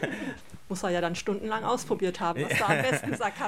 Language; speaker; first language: German; native; German